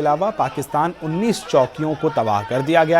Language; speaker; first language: Hindi; native; Hindi